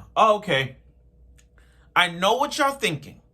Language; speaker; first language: English; native; English